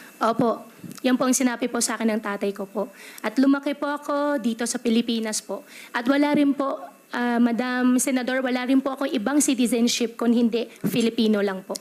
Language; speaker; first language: Filipino; native; Filipino